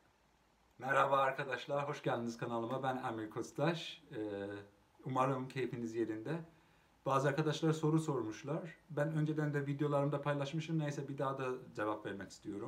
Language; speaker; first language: Turkish; non-native, local second language; Azerbaijani